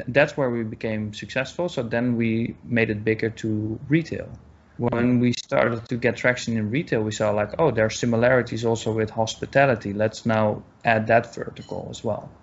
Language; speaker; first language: English; non-native, fluent; Dutch